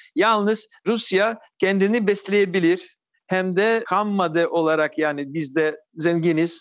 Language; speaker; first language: Turkish; non-native, fluent; Russian